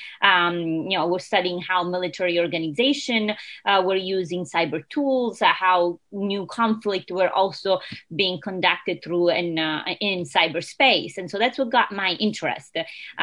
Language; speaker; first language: English; non-native, fluent; Italian